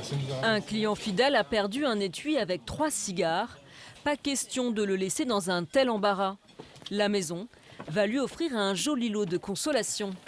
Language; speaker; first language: French; native; French